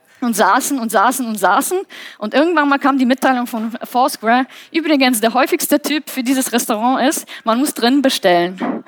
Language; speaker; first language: German; non-native, fluent; Polish